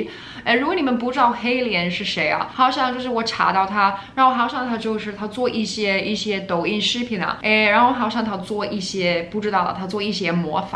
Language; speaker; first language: Chinese; non-native, fluent; English